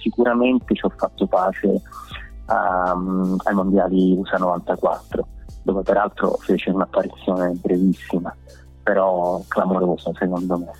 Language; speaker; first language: Italian; native; Italian